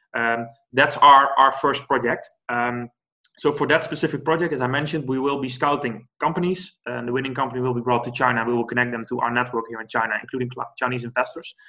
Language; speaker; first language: English; non-native, fluent; Dutch